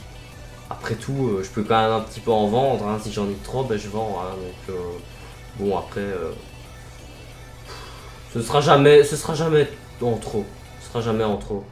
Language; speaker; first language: French; native; French